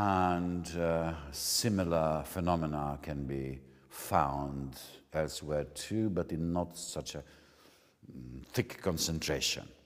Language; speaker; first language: English; non-native, fluent; Hungarian